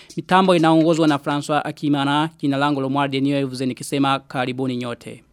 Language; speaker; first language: Swahili; non-native, local second language; Rundi